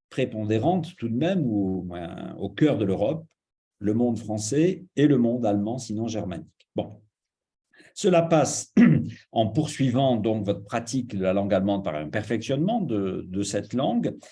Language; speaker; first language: French; native; French